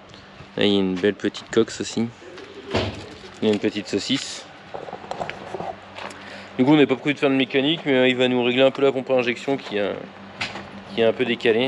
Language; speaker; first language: French; native; French